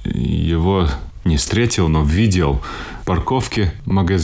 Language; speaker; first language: Russian; non-native, local second language; Latvian